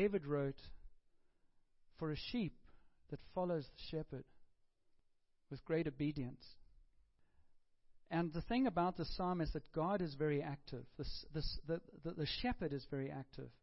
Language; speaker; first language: English; native; English